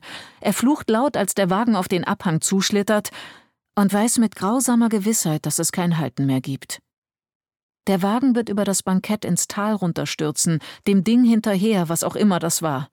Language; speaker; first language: German; native; German